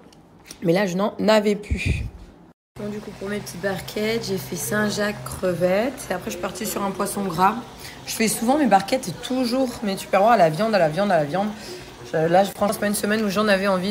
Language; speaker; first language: French; native; French